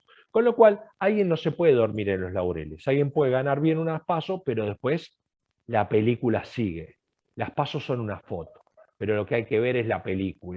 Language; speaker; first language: Spanish; native; Spanish